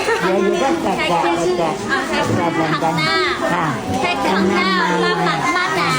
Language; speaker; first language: Thai; native; Thai